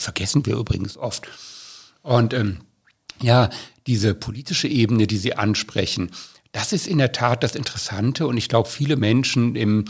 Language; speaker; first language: German; native; German